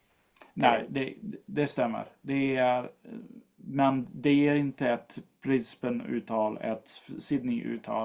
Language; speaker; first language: Swedish; non-native, fluent; English